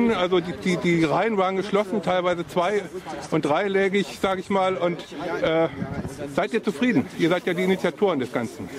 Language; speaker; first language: German; native; German